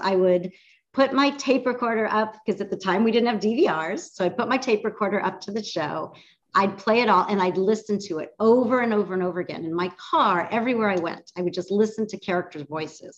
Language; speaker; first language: English; native; English